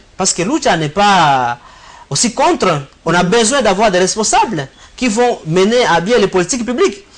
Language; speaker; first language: French; non-native, local second language; Swahili